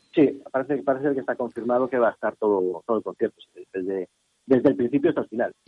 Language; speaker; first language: Spanish; native; Spanish